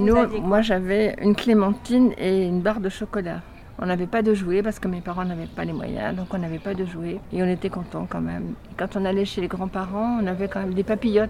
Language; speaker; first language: French; native; French